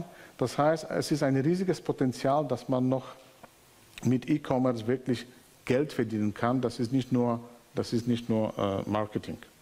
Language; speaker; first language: German; non-native, fluent; Polish